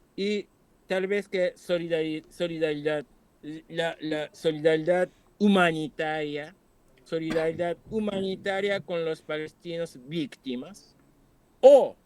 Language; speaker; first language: Spanish; non-native, fluent; Japanese